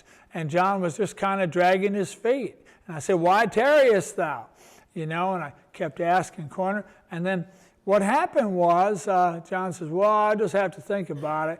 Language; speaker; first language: English; native; English